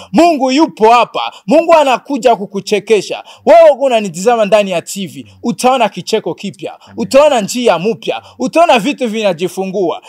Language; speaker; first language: Swahili; non-native, local second language; Rundi